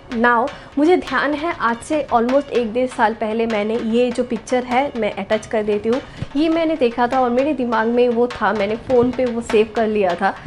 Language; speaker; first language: Hindi; non-native, local second language; Bangla